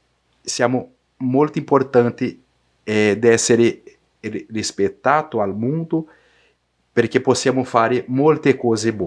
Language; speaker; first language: Italian; non-native, learner; Portuguese